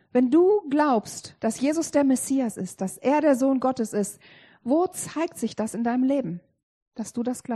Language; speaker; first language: German; native; German